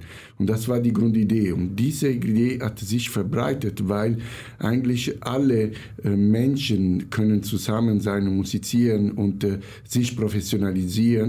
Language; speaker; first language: German; non-native, fluent; Italian